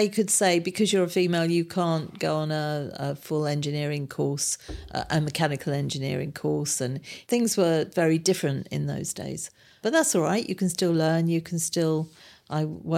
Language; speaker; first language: English; native; English